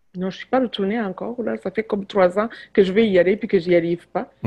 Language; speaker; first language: French; non-native, local second language; Kinyarwanda